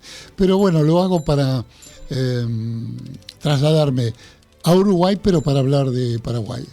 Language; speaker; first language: Spanish; native; Spanish